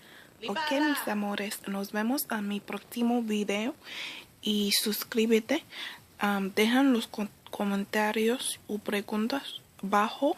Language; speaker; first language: Spanish; early bilingual, other home language; Haitian Creole